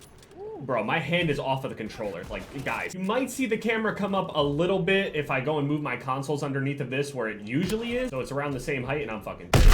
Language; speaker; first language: English; native; English